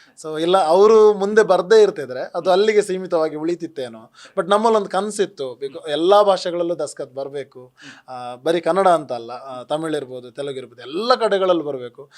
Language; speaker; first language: Kannada; non-native, local second language; Tulu